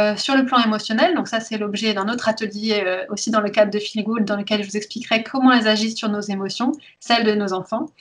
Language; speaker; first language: French; early bilingual, heritage; French